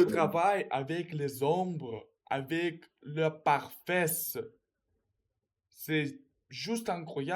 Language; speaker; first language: French; non-native, learner; Russian